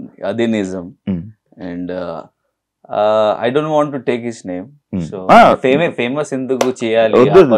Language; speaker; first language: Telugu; non-native, learner; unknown